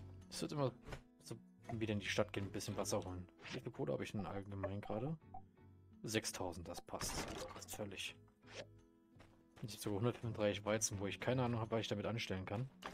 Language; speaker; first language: German; native; German